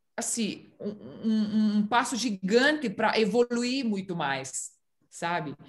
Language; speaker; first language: Portuguese; non-native, fluent; Romanian